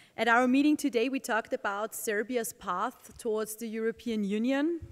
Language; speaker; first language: English; non-native, fluent; German